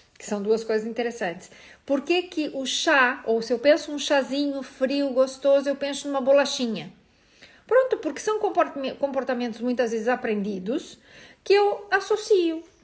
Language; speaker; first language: Portuguese; native; Portuguese